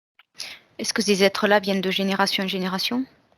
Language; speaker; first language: French; native; French